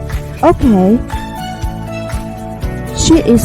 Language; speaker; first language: English; non-native, learner; Chinese